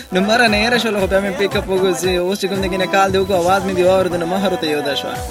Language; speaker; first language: Pashto; non-native, local second language; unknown